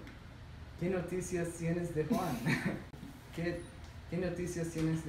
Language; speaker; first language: Spanish; non-native, learner; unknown